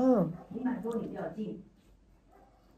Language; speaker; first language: Chinese; native; Chinese